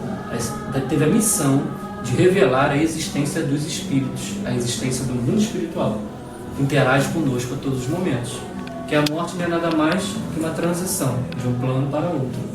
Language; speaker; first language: Portuguese; native; Portuguese